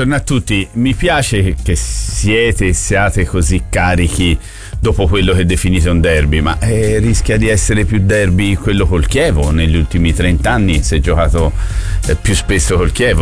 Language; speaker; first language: Italian; native; Italian